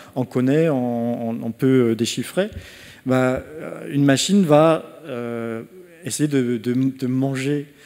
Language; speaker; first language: French; non-native, fluent; Danish